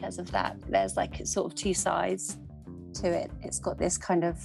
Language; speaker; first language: English; native; English